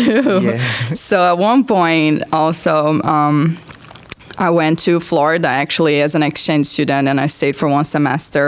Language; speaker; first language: English; non-native, fluent; Portuguese